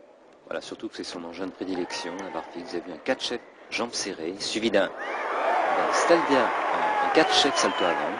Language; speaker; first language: French; native; French